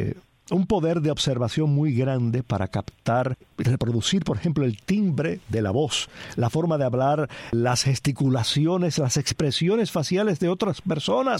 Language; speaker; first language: Spanish; native; Spanish